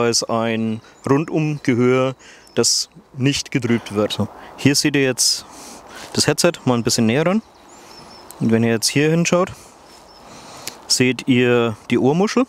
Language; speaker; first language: German; native; German